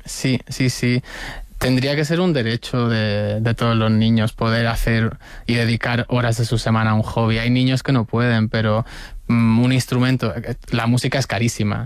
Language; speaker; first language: Spanish; native; Spanish